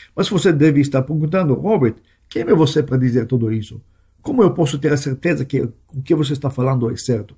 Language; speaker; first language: Portuguese; non-native, fluent; Hebrew